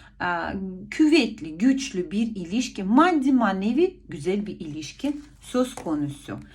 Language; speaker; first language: Turkish; non-native, fluent; Ukrainian